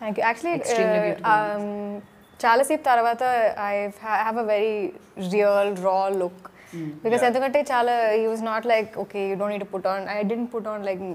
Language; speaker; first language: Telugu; non-native, learner; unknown